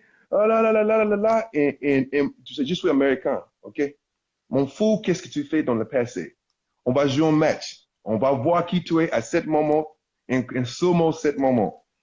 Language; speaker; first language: French; non-native, learner; English